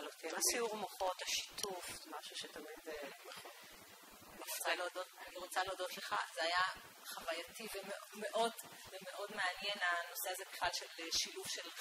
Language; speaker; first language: Hebrew; native; Hebrew